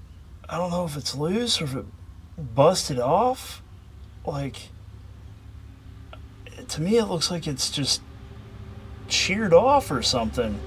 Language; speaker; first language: English; native; English